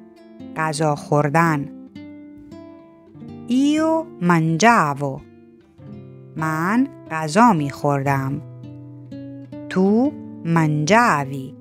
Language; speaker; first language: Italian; non-native, fluent; Persian